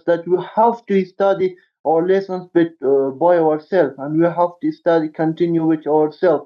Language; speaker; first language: English; non-native, learner; Persian